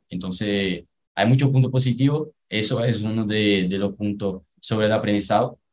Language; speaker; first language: Spanish; non-native, fluent; Portuguese